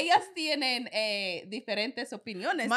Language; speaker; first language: Spanish; non-native, learner; English